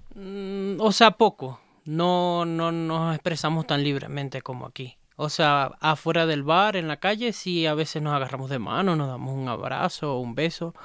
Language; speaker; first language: Spanish; native; Spanish